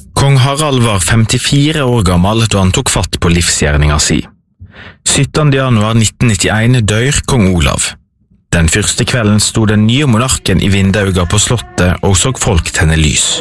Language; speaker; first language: Norwegian; native; Norwegian